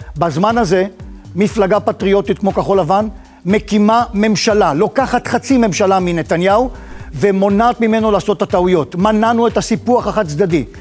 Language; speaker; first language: Hebrew; native; Hebrew